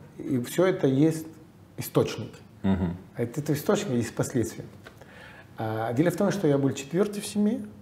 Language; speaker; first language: Russian; non-native, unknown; Spanish